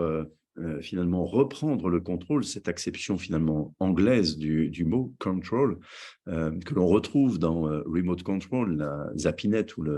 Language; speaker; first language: French; native; French